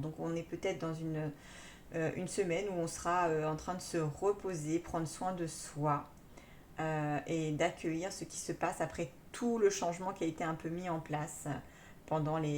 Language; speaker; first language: French; native; French